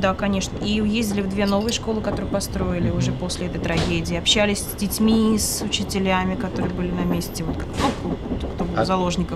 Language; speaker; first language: Russian; native; Russian